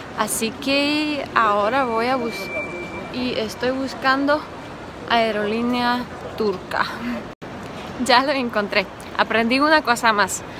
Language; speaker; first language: Spanish; non-native, fluent; Ukrainian